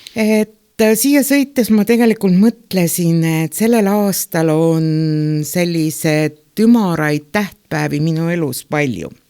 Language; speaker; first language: Estonian; native; Estonian